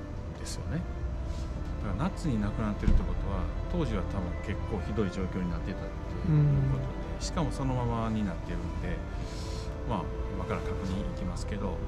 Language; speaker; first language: Japanese; native; Japanese